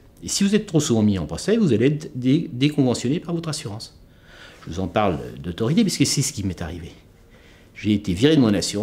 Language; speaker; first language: French; native; French